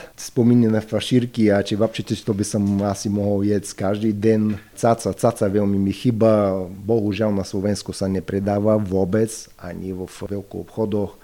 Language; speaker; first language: Slovak; non-native, fluent; Bulgarian